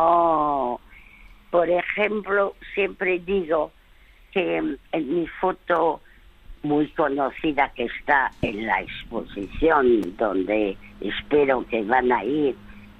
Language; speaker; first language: Spanish; early bilingual, other home language; French